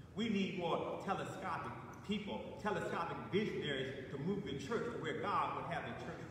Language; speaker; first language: English; native; English